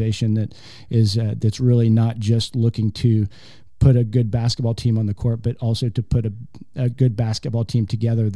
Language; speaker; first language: English; native; English